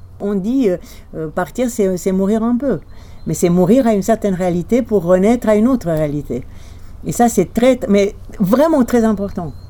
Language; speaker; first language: French; non-native, fluent; Romanian